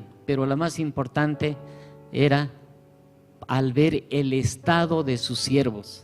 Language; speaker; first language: Spanish; native; Spanish